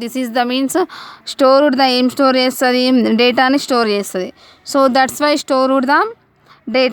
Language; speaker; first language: Telugu; native; Telugu